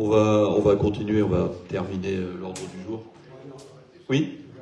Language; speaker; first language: French; native; French